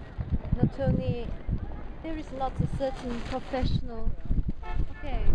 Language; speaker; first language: English; non-native, fluent; Korean